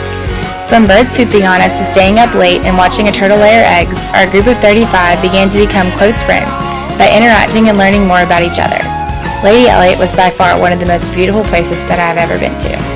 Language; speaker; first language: English; native; English